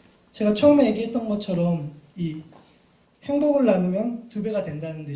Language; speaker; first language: Korean; native; Korean